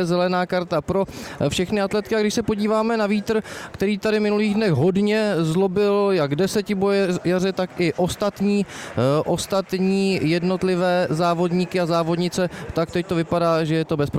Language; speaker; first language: Czech; native; Czech